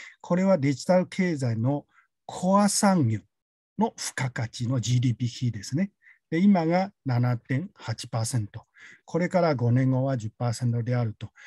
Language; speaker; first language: Japanese; non-native, fluent; Chinese